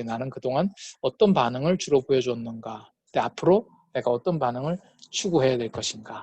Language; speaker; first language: Korean; native; Korean